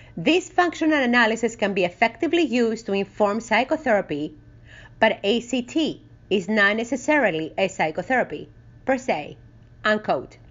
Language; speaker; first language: English; non-native, fluent; Greek